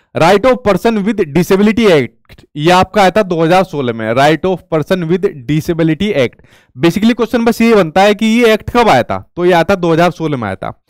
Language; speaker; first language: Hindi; native; Hindi